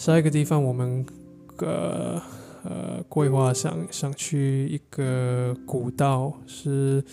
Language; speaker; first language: Chinese; non-native, learner; English